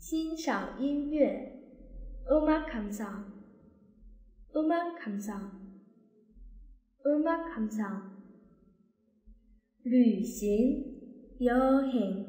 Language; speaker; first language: Korean; non-native, fluent; Chinese